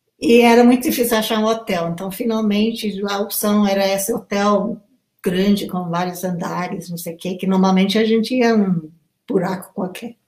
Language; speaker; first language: Portuguese; non-native, fluent; English